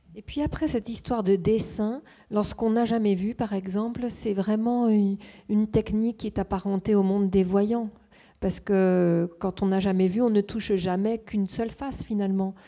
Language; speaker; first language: French; native; French